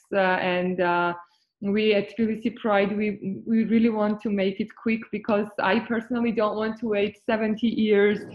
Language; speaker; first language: English; non-native, fluent; Georgian